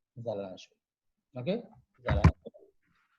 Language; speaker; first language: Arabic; non-native, fluent; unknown